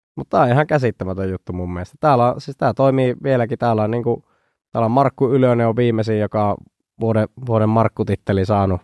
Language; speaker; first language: Finnish; native; Finnish